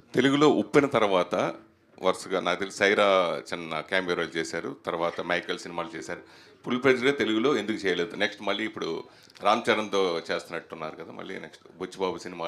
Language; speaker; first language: Telugu; native; Telugu